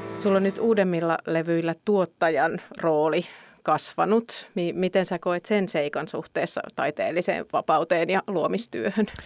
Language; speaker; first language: Finnish; native; Finnish